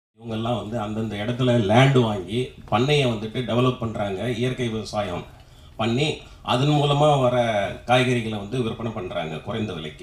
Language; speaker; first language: Tamil; native; Tamil